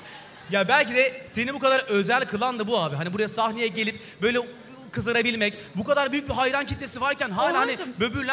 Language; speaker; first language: Turkish; native; Turkish